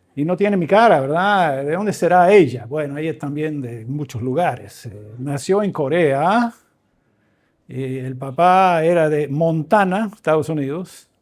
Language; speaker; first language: Spanish; early bilingual, other home language; English